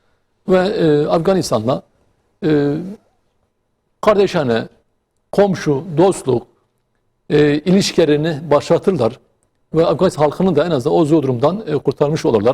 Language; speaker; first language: Turkish; native; Turkish